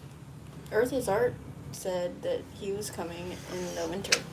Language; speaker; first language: English; native; English